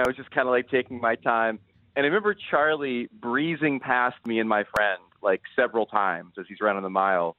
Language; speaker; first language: English; native; English